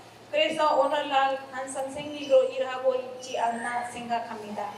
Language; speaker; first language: Korean; non-native, learner; Hindi